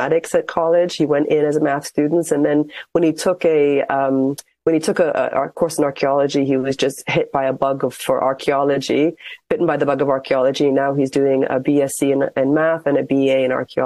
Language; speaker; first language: English; native; English